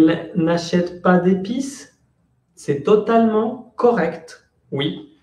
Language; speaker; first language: French; non-native, fluent; Spanish